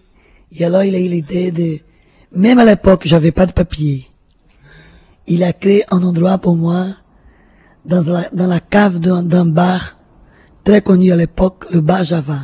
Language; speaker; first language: French; non-native, fluent; Portuguese